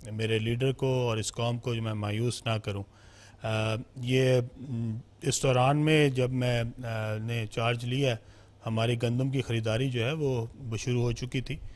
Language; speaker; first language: Urdu; non-native, local second language; Punjabi